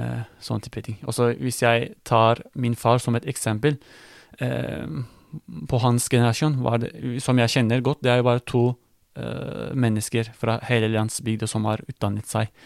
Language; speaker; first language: Norwegian; non-native, fluent; Turkish